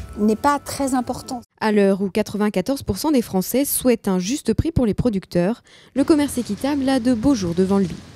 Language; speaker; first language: French; native; French